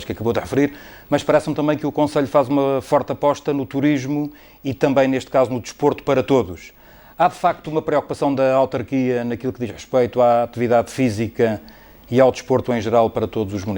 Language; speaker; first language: Portuguese; native; Portuguese